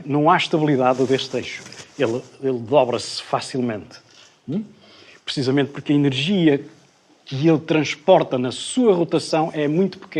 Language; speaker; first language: Portuguese; native; Portuguese